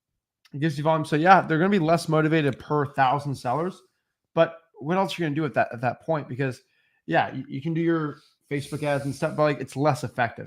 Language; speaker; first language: English; native; English